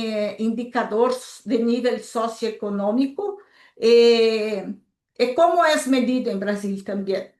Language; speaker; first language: Spanish; non-native, local second language; Portuguese